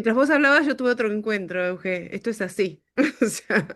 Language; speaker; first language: Spanish; native; Spanish